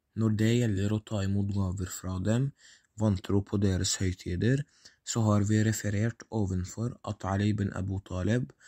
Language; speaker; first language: Norwegian; non-native, fluent; Arabic